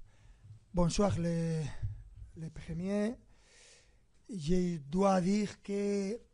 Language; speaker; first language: French; non-native, fluent; Spanish